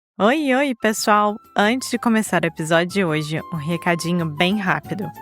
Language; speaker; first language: Portuguese; native; Portuguese